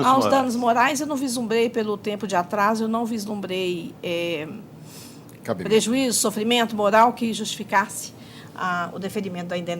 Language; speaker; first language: Portuguese; native; Portuguese